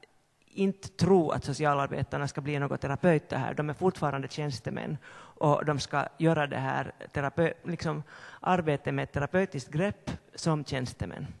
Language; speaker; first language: Swedish; native; Swedish